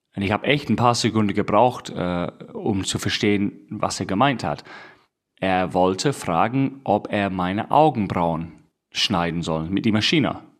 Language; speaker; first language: German; non-native, fluent; English